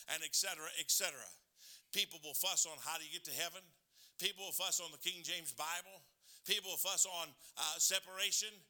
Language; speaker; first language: English; native; English